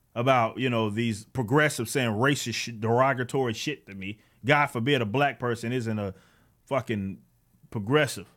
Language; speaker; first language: English; native; English